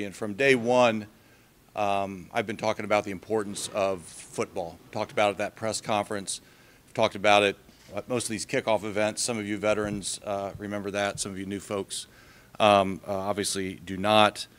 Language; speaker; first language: English; native; English